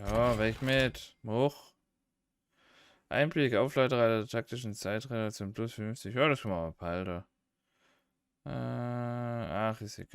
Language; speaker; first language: German; native; German